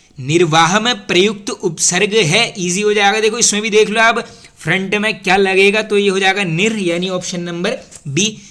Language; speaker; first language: Hindi; native; Hindi